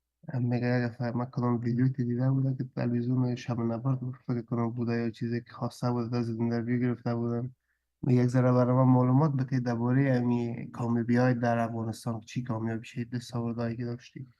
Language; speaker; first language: Persian; early bilingual, heritage; Persian